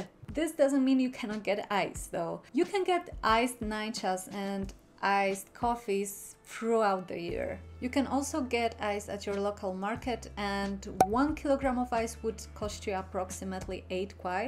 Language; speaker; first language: English; non-native, fluent; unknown